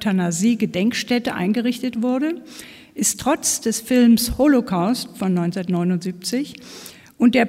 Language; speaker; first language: German; native; German